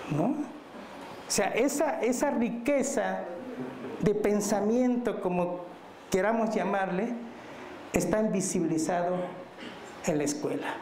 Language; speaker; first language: Spanish; non-native, local second language; Mixtepec Mixtec